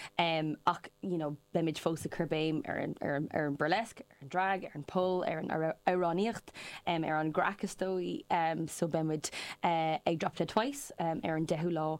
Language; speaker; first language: Irish; non-native, local second language; English